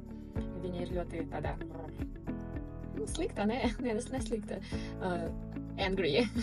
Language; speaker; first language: Latvian; early bilingual, heritage; Russian